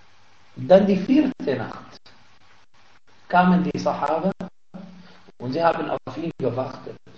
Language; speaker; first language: German; non-native, fluent; Arabic